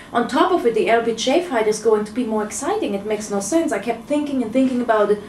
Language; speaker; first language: English; non-native, fluent; German